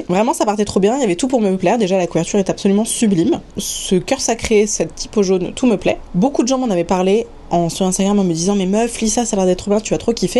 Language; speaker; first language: French; native; French